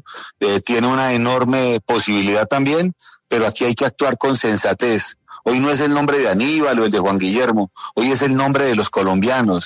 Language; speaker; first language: Spanish; native; Spanish